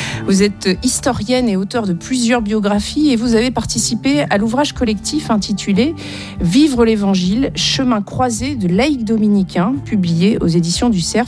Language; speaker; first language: French; native; French